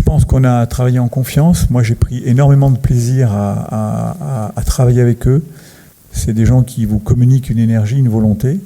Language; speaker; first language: French; native; French